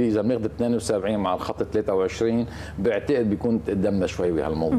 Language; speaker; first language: Arabic; native; Arabic